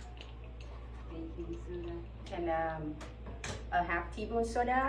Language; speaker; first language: English; non-native, learner; Vietnamese